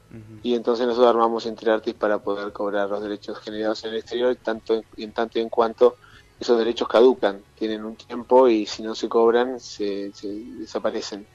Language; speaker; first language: Spanish; native; Spanish